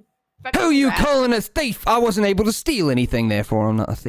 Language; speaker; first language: English; native; English